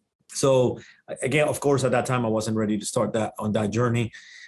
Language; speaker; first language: English; non-native, fluent; Spanish